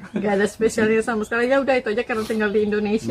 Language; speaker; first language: Indonesian; non-native, local second language; Minangkabau